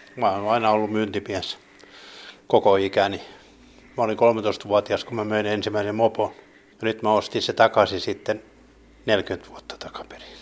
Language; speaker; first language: Finnish; native; Finnish